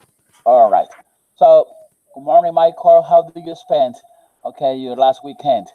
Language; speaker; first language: English; non-native, learner; Spanish